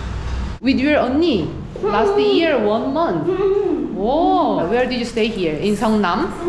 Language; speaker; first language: English; non-native, learner; Korean